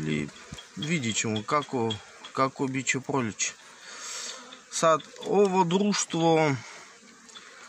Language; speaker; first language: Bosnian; non-native, learner; Russian